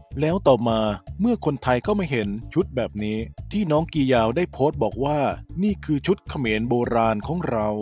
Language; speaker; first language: Thai; native; Thai